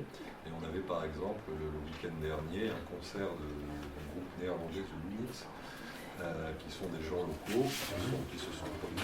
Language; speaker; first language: French; native; French